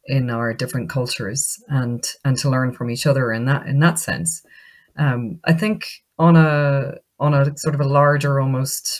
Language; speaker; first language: English; native; English